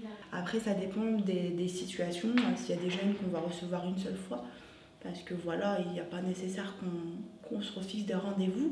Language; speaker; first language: French; native; French